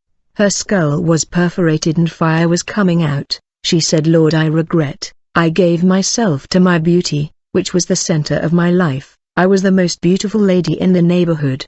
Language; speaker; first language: English; non-native, fluent; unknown